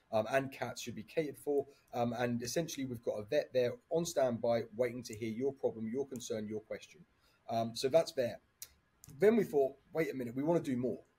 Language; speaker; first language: English; native; English